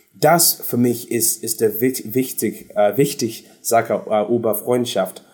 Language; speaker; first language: German; non-native, learner; English